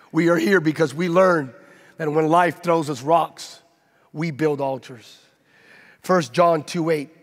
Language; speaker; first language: English; native; English